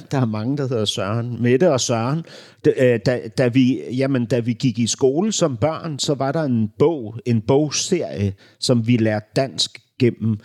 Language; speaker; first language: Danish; native; Danish